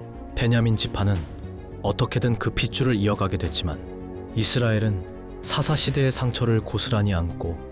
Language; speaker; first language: Korean; native; Korean